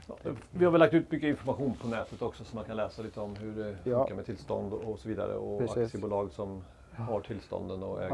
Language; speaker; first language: Swedish; native; Swedish